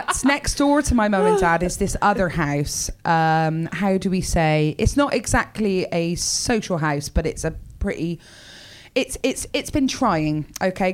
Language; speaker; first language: English; native; English